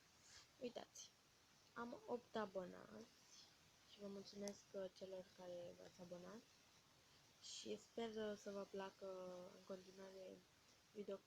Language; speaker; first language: Romanian; native; Romanian